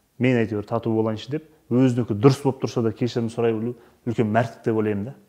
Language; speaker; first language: Kazakh; native; Kazakh